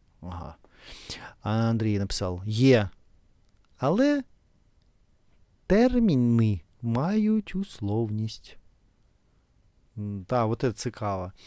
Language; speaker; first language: Ukrainian; non-native, fluent; Russian